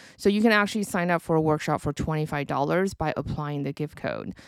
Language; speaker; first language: English; early bilingual, other home language; Chinese